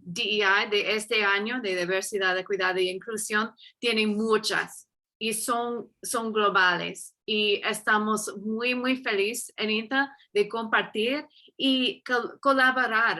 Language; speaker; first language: Spanish; non-native, fluent; English